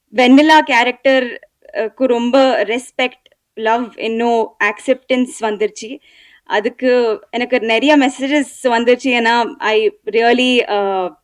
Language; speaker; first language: Tamil; non-native, learner; Telugu